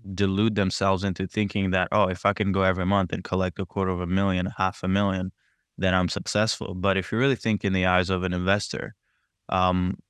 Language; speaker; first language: English; non-native, local second language; Kinyarwanda